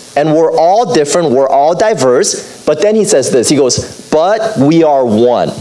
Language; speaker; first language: English; native; English